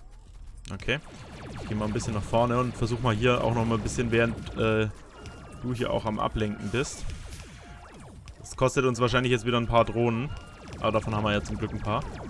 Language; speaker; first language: German; native; German